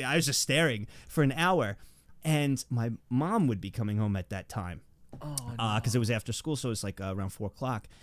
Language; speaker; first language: English; native; English